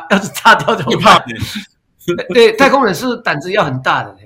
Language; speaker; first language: Chinese; non-native, local second language; Min Nan Chinese